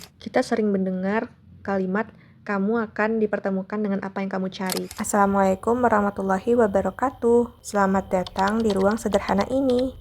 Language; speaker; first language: Indonesian; non-native, local second language; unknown